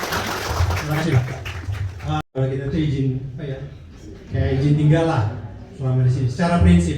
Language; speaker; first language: Indonesian; native; Indonesian